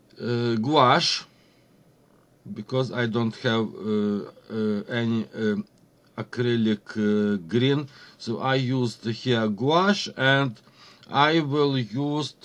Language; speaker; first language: English; non-native, learner; Ukrainian